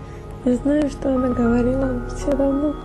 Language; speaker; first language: Russian; non-native, local second language; Georgian